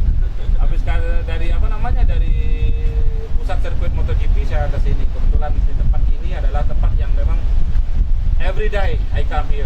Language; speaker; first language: Indonesian; non-native, local second language; Sasak